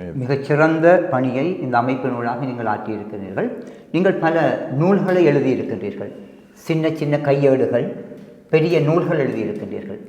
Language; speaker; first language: Tamil; native; Tamil